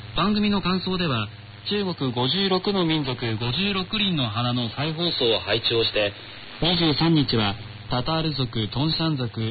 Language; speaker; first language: Japanese; non-native, fluent; Chinese